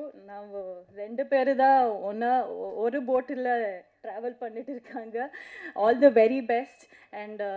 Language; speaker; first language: Tamil; non-native, learner; Kannada